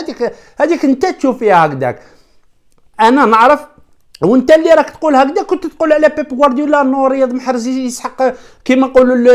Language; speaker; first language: Arabic; native; Arabic